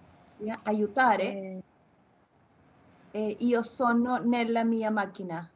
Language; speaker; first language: Italian; non-native, learner; Spanish